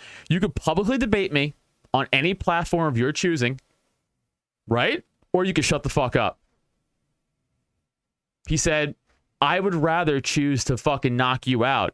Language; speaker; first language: English; native; English